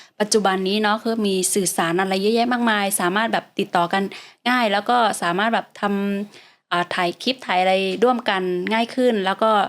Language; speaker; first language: Thai; native; Thai